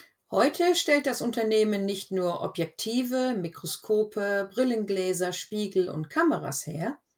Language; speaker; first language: German; native; German